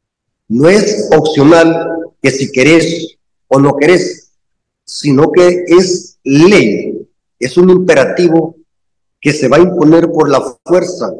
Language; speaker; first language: Spanish; native; Spanish